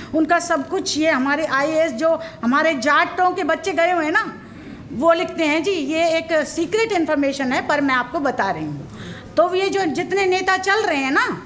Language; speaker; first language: Hindi; native; Hindi